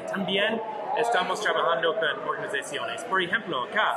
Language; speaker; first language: Spanish; non-native, learner; English